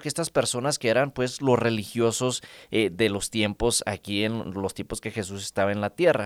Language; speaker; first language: Spanish; native; Spanish